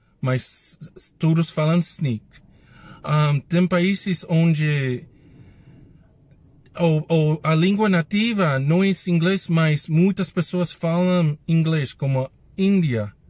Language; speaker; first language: Portuguese; non-native, learner; English